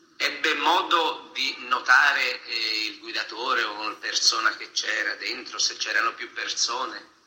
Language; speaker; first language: Italian; native; Italian